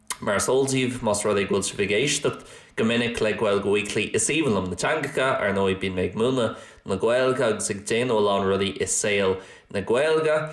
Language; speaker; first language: Irish; non-native, local second language; English